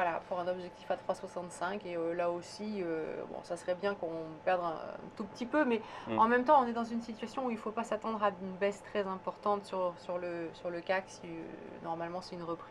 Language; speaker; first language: French; native; French